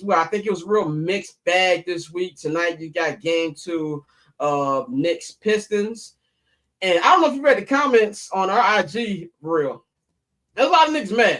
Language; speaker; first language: English; native; English